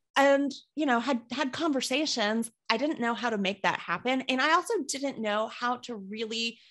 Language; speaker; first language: English; native; English